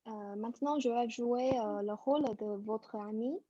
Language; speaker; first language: French; non-native, fluent; Chinese